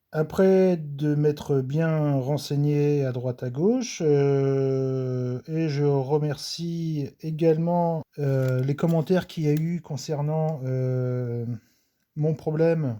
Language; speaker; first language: French; native; French